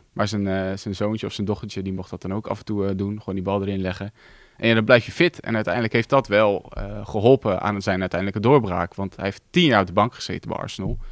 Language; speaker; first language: Dutch; native; Dutch